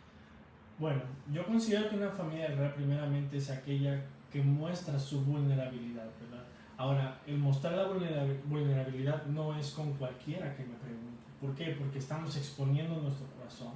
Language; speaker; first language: Spanish; native; Spanish